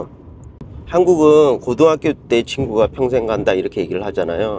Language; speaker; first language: Korean; native; Korean